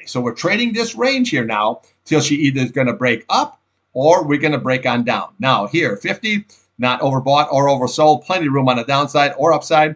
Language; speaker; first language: English; native; English